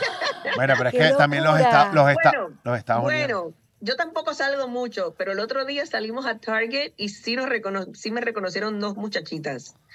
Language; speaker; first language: Spanish; early bilingual, heritage; Spanish